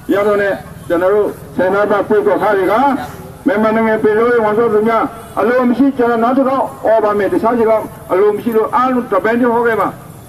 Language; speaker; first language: Burmese; native; Burmese